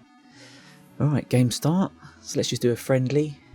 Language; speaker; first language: English; native; English